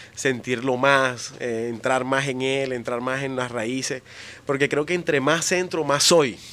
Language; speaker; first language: Spanish; native; Spanish